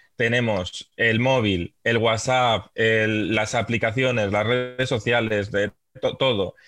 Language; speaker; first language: Spanish; native; Spanish